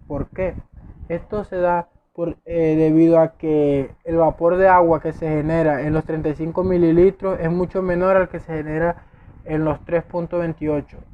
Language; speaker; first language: Spanish; native; Spanish